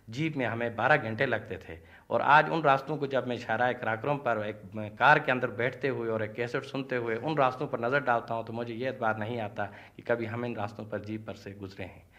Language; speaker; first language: Urdu; non-native, local second language; Shina